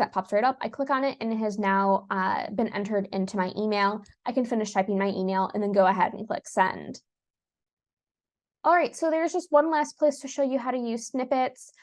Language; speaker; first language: English; native; English